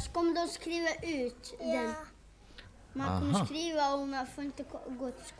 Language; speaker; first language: Swedish; early bilingual, other home language; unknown